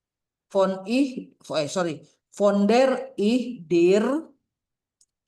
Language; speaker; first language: German; non-native, fluent; Indonesian